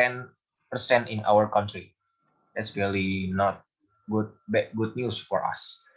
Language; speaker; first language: English; non-native, learner; Indonesian